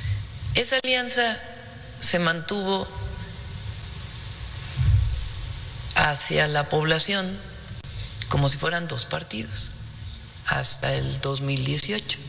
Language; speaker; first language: Spanish; native; Spanish